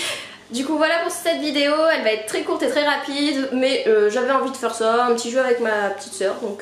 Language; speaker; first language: French; native; French